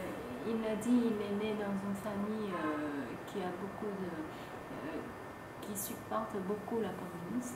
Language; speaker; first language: French; non-native, fluent; Vietnamese